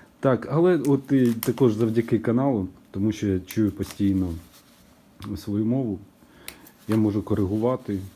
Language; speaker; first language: Ukrainian; non-native, local second language; Russian